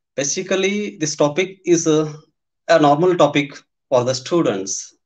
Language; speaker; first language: English; non-native, local second language; Kannada